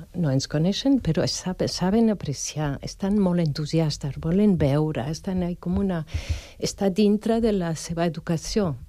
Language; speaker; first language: Catalan; non-native, fluent; French